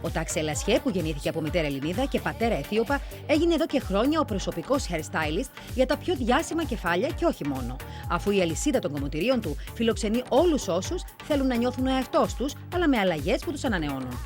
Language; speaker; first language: Greek; native; Greek